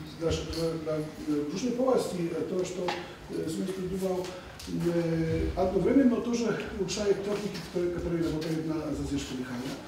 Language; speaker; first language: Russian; non-native, fluent; Polish